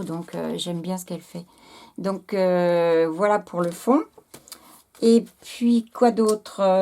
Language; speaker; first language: French; native; French